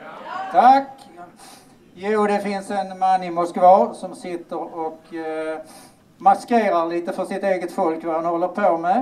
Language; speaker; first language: Swedish; native; Swedish